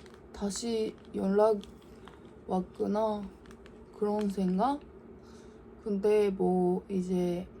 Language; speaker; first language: Korean; non-native, learner; Japanese